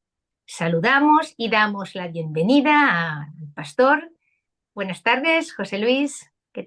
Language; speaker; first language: Spanish; native; Spanish